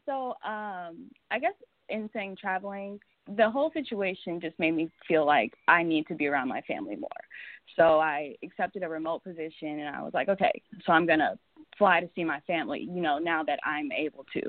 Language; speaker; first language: English; native; English